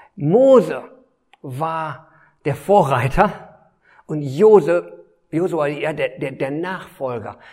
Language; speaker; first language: German; native; German